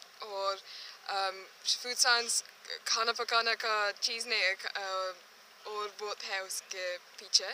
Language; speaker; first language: Hindi; early bilingual, heritage; Hindi